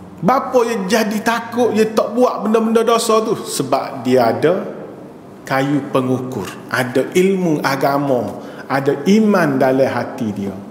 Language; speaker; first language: Malay; native; Malay